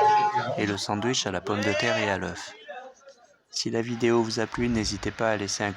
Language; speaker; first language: French; native; French